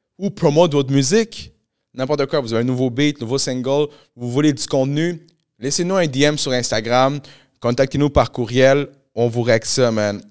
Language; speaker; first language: French; early bilingual, other home language; Spanish